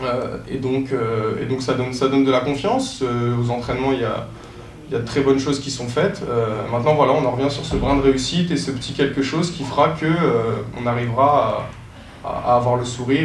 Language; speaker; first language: French; native; French